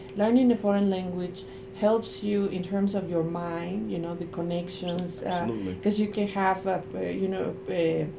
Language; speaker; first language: English; non-native, fluent; Spanish